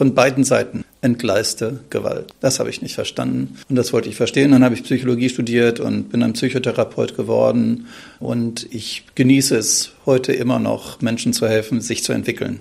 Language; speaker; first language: German; native; German